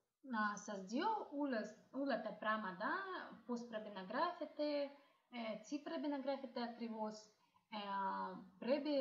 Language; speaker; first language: Greek; non-native, learner; Russian